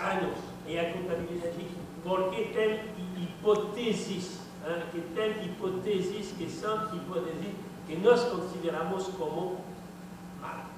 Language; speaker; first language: Portuguese; non-native, learner; French